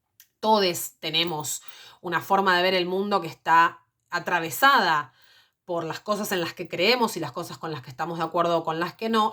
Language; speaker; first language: Spanish; native; Spanish